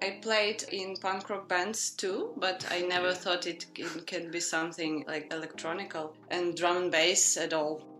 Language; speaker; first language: English; non-native, fluent; Ukrainian